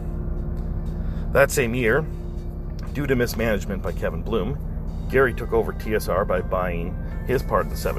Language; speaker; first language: English; native; English